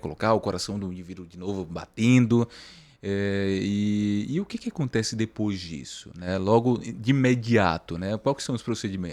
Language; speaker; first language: Portuguese; native; Portuguese